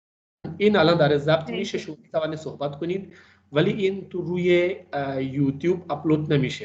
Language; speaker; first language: Persian; non-native, fluent; Urdu